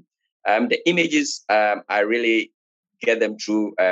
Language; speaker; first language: English; non-native, local second language; Akan